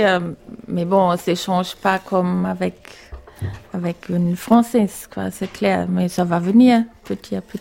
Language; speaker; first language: French; non-native, fluent; German